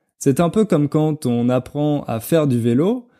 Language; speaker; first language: French; native; French